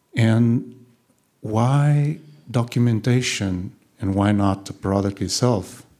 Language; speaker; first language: English; non-native, fluent; Portuguese